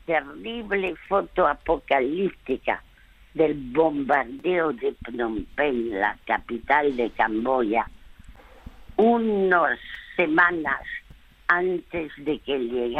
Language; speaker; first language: Spanish; early bilingual, other home language; French